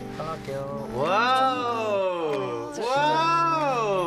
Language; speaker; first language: Korean; non-native, fluent; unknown